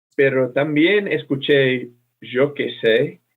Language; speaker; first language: Spanish; non-native, fluent; English